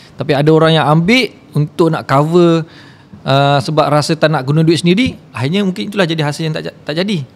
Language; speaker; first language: Malay; native; Malay